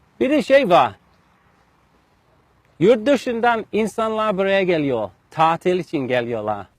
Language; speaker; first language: Turkish; non-native, learner; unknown